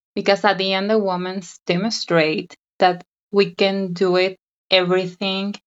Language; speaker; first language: English; non-native, learner; Spanish